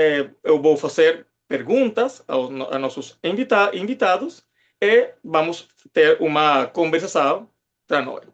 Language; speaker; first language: Portuguese; non-native, fluent; Spanish